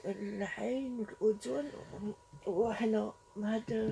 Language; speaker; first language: Arabic; native; Arabic